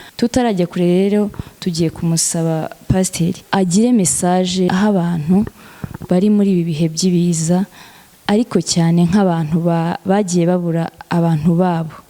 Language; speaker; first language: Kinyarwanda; native; Kinyarwanda